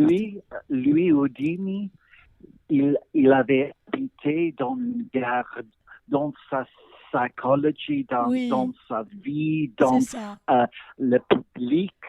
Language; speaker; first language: French; non-native, learner; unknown